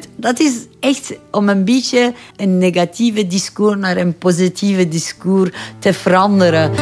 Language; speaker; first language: Dutch; non-native, fluent; Persian